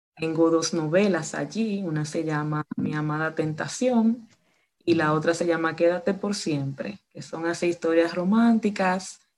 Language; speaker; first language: Spanish; native; Spanish